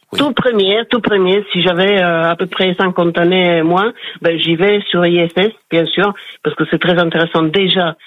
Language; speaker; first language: French; non-native, fluent; Slovak